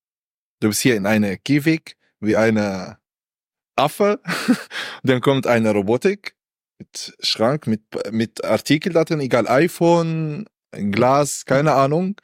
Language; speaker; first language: German; non-native, learner; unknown